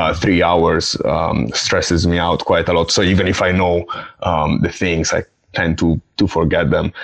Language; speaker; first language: English; non-native, fluent; Italian